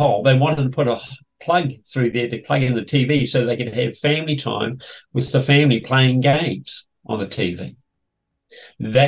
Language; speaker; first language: English; native; English